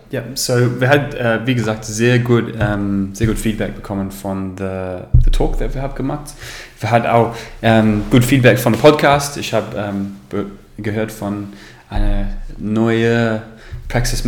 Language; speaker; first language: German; non-native, learner; English